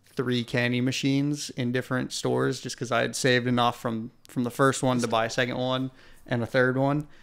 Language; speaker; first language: English; native; English